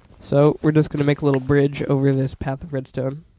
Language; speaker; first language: English; native; English